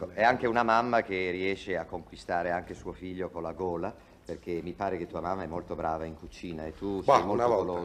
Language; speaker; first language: Italian; native; Italian